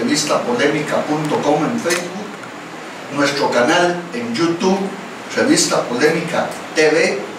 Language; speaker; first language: Spanish; native; Spanish